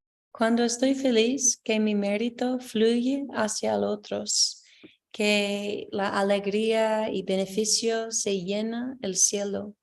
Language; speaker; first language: Spanish; non-native, fluent; English